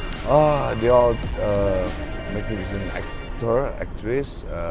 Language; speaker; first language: English; non-native, learner; Indonesian